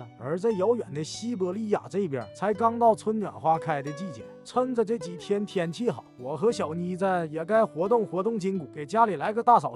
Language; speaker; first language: Chinese; native; Chinese